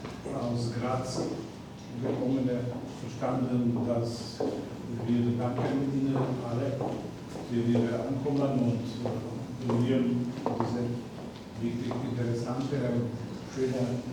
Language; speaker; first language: German; non-native, learner; Slovenian